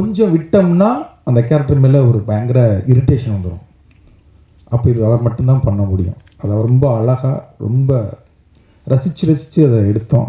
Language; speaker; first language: Tamil; native; Tamil